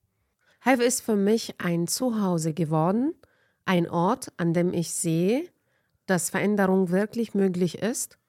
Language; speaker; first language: German; non-native, fluent; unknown